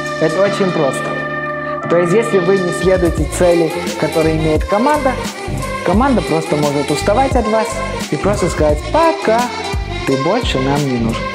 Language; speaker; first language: Russian; non-native, learner; Armenian